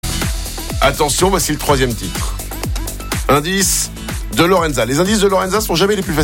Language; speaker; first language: French; native; French